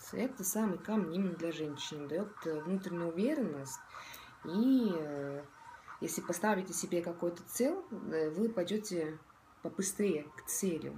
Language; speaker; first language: Russian; non-native, local second language; Estonian